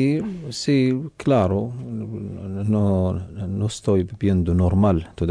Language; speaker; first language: Spanish; non-native, local second language; Arabic